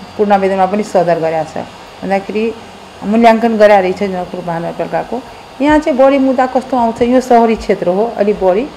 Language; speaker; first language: Nepali; non-native, local second language; Maithili